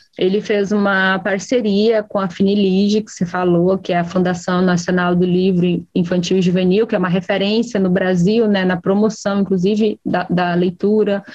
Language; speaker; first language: Portuguese; native; Portuguese